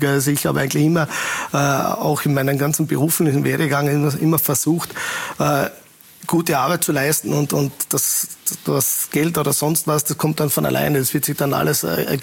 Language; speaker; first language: German; native; German